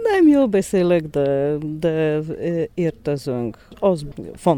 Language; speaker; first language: Hungarian; non-native, learner; Polish